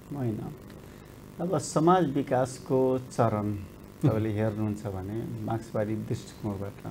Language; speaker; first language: Nepali; non-native, local second language; Rana Tharu